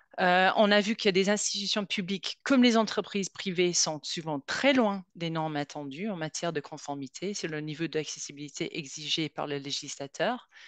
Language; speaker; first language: French; native; French